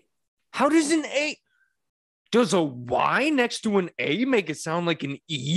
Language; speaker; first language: English; native; English